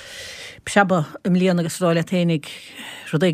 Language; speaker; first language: Irish; native; Irish